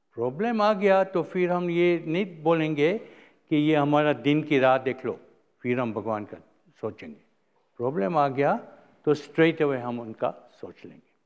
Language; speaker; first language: Hindi; non-native, fluent; Gujarati